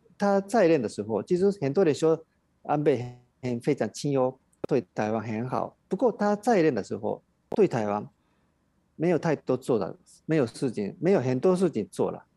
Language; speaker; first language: Chinese; non-native, fluent; Japanese